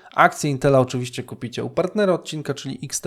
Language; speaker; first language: Polish; native; Polish